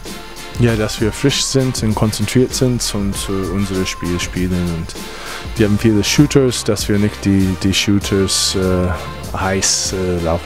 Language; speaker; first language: German; non-native, fluent; English